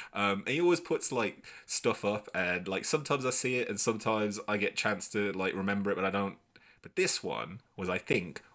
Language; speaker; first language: English; native; English